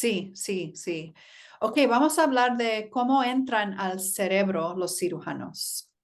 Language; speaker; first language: Spanish; early bilingual, heritage; Spanish